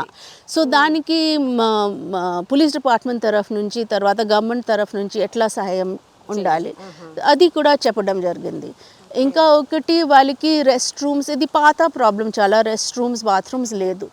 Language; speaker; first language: Telugu; non-native, local second language; Hindi